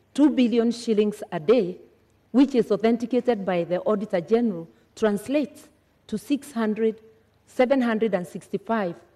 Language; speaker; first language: English; non-native, local second language; Kikuyu